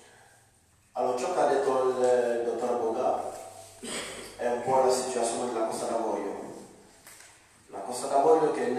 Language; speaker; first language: Italian; non-native, fluent; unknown